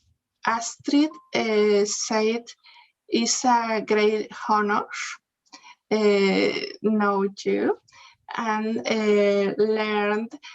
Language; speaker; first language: English; non-native, learner; Spanish